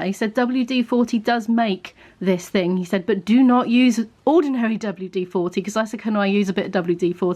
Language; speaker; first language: English; native; English